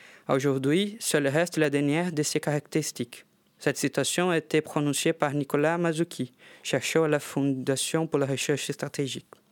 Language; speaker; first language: French; non-native, fluent; Portuguese